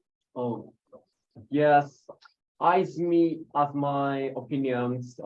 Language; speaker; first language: English; non-native, learner; Japanese